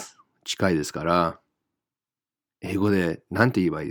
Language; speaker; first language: Japanese; non-native, fluent; English